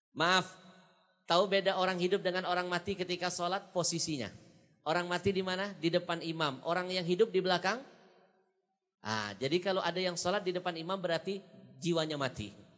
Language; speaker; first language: Indonesian; native; Indonesian